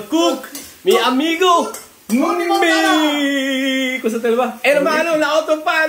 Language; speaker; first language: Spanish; non-native, learner; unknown